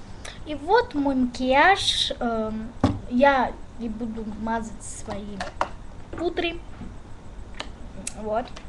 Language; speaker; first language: Russian; non-native, learner; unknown